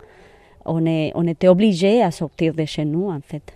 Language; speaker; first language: French; non-native, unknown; Spanish